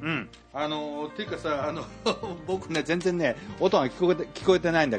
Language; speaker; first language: Japanese; native; Japanese